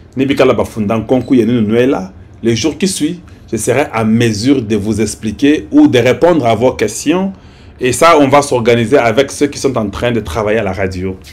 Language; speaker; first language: French; non-native, local second language; Lingala